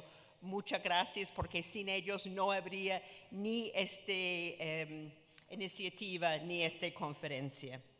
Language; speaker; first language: Spanish; non-native, fluent; English